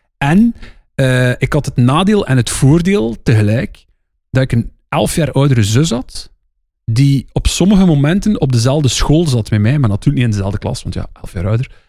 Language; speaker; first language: Dutch; non-native, local second language; French